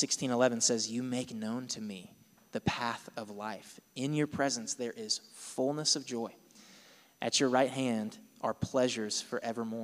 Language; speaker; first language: English; native; English